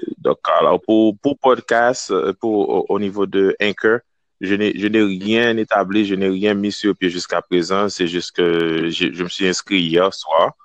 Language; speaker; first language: French; non-native, local second language; Haitian Creole